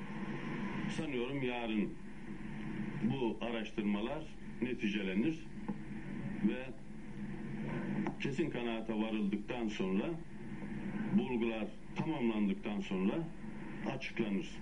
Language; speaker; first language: Turkish; native; Turkish